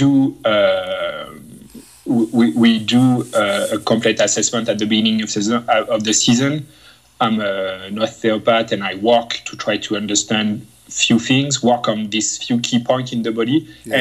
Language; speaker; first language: English; non-native, fluent; French